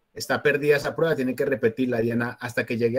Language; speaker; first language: Spanish; native; Spanish